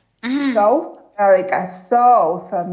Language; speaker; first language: English; non-native, learner; Spanish